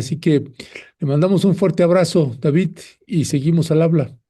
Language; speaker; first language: Spanish; native; Spanish